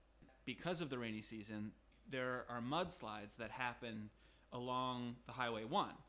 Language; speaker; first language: English; native; English